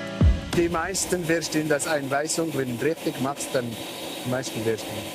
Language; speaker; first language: German; non-native, learner; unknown